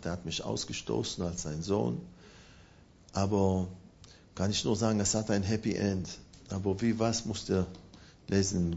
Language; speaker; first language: German; non-native, fluent; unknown